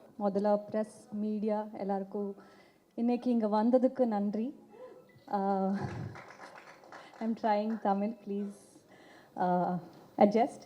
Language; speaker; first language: Tamil; non-native, learner; Kannada